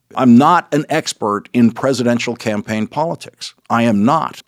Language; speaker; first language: English; native; English